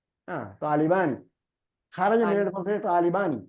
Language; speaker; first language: Arabic; non-native, learner; Malayalam